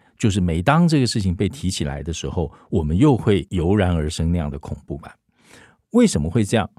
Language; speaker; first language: Chinese; native; Chinese